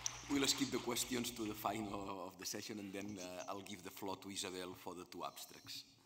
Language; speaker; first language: English; non-native, fluent; Spanish